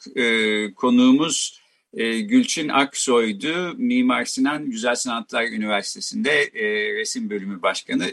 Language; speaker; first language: Turkish; native; Turkish